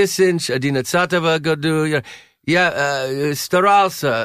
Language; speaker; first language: Russian; non-native, learner; English